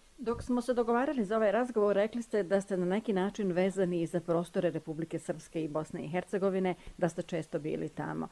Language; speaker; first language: Serbian; native; Serbian